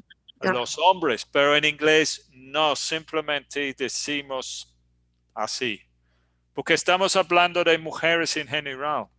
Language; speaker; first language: Spanish; non-native, fluent; English